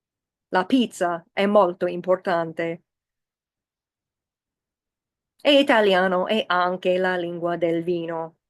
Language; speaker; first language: Italian; non-native, fluent; English